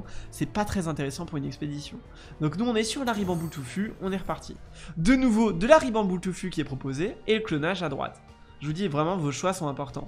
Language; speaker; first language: French; native; French